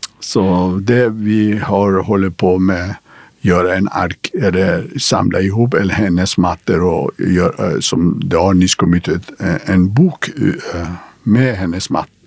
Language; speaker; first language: Swedish; non-native, fluent; Persian